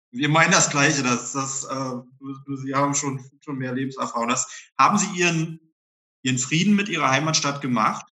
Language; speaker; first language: German; native; German